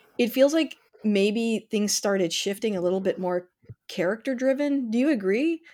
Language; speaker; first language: English; native; English